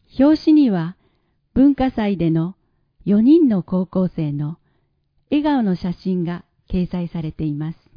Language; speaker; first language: Japanese; native; Japanese